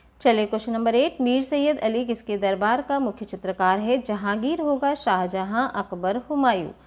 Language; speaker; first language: Hindi; native; Hindi